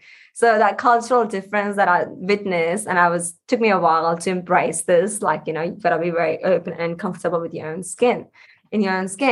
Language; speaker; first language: English; non-native, local second language; Punjabi